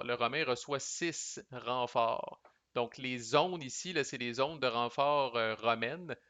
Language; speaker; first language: French; native; French